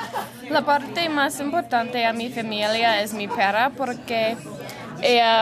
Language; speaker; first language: Spanish; non-native, learner; English